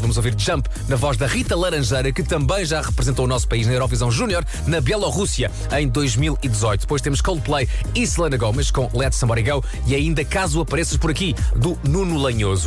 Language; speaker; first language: Portuguese; native; Portuguese